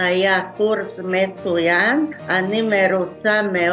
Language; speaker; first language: Hebrew; non-native, learner; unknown